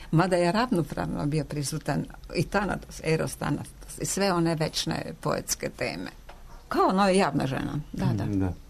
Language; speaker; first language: Serbian; non-native, local second language; Hungarian